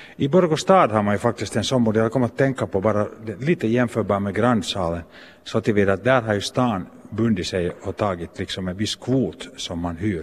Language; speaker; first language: Swedish; native; Swedish